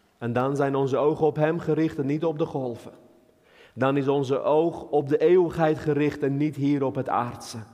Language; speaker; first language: Dutch; non-native, fluent; Armenian